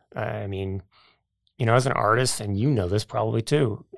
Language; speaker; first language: English; native; English